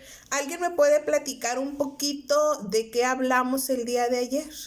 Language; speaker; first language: Spanish; native; Spanish